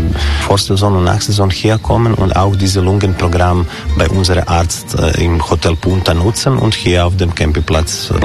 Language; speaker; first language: German; non-native, learner; Croatian